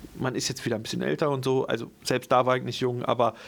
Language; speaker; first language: German; native; German